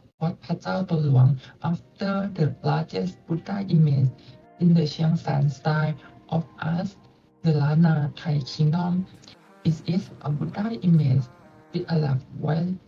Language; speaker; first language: English; non-native, learner; Thai